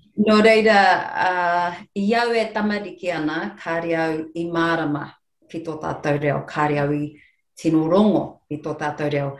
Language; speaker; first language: Māori; non-native, local second language; English